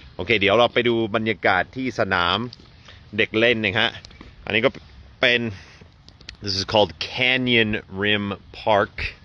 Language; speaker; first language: Thai; non-native, fluent; English